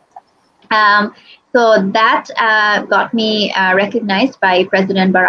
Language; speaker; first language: English; non-native, local second language; Bangla